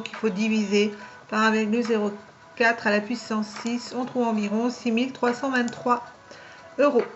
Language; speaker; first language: French; native; French